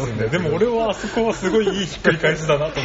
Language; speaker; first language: Japanese; native; Japanese